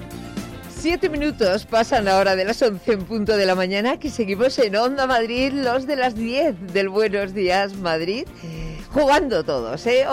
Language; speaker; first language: Spanish; native; Spanish